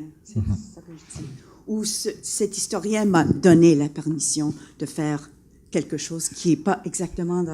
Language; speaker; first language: French; non-native, local second language; English